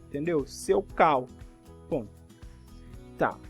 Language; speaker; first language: Portuguese; non-native, fluent; French